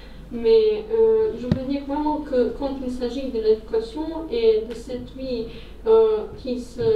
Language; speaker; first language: French; non-native, fluent; Serbian